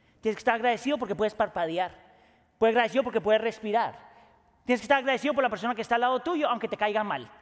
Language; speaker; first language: Spanish; native; Spanish